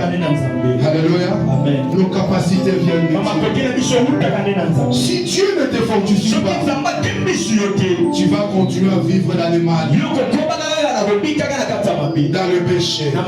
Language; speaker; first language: French; non-native, local second language; Lingala